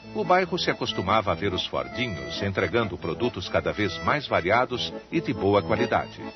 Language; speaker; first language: Portuguese; native; Portuguese